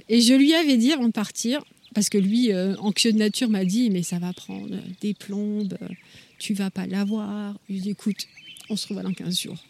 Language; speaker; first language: French; native; French